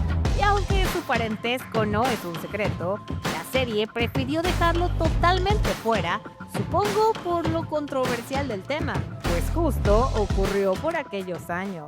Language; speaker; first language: Spanish; native; Spanish